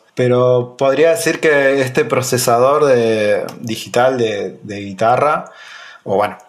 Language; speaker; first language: Spanish; native; Spanish